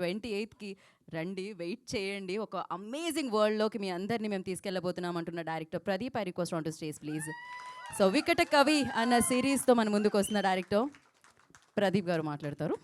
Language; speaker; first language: Telugu; native; Telugu